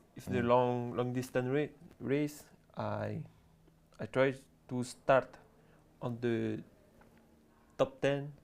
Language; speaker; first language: English; non-native, learner; French